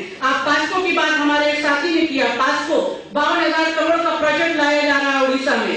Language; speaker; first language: Hindi; native; Hindi